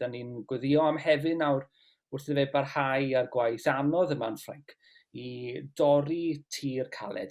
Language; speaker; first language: Welsh; native; Welsh